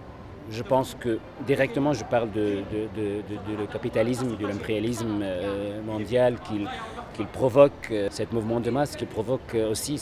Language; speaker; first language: French; non-native, local second language; Arabic